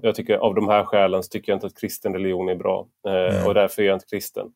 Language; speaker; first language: Swedish; native; Swedish